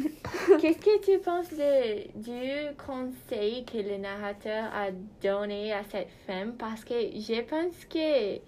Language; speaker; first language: French; non-native, learner; Portuguese